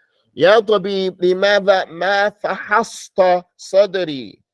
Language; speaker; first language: Arabic; non-native, fluent; English